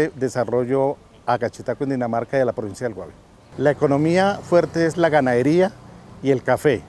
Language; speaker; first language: Spanish; native; Spanish